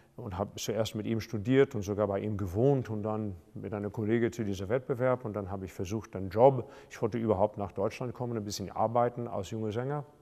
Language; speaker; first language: German; non-native, fluent; English